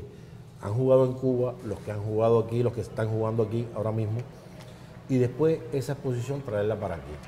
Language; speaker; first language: Spanish; native; Spanish